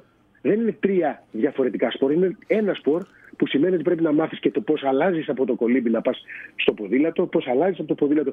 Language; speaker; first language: Greek; native; Greek